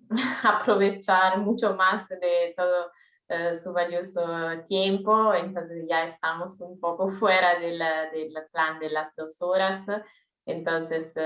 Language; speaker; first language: Spanish; non-native, fluent; Italian